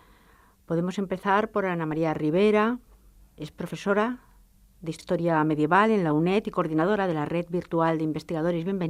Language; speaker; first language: Spanish; native; Spanish